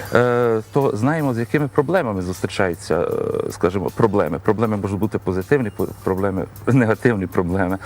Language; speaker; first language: Ukrainian; early bilingual, heritage; Ukrainian